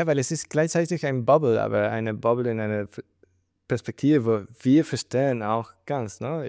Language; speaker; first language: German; non-native, fluent; Spanish